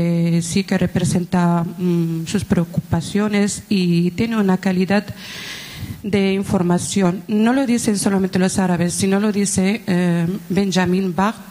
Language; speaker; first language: Spanish; non-native, fluent; Arabic